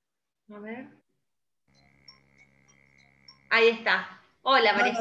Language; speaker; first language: Spanish; native; Spanish